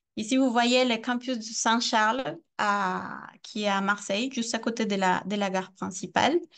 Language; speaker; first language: French; non-native, fluent; Spanish